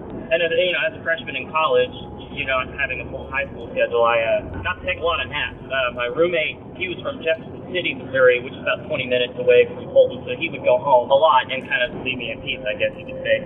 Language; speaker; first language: English; native; English